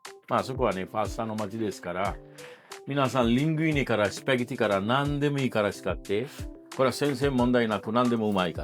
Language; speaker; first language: Japanese; non-native, fluent; Italian